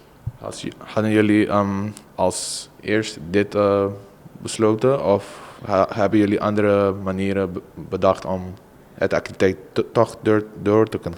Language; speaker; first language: Dutch; non-native, local second language; Papiamento